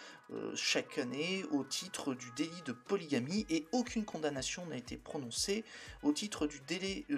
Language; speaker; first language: French; native; French